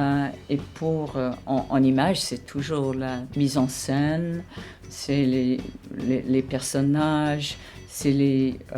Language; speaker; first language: French; non-native, fluent; English